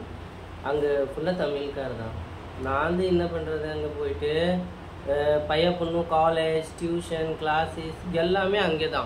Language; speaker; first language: Tamil; non-native, fluent; Hindi